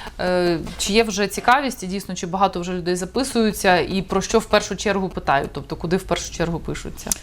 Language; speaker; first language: Ukrainian; native; Ukrainian